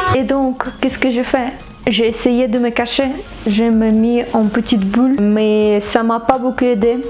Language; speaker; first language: French; non-native, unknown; Ukrainian